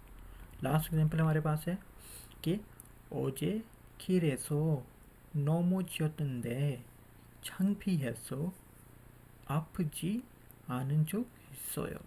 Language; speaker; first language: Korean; non-native, fluent; Urdu